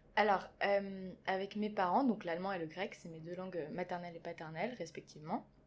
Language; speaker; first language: French; early bilingual, other home language; German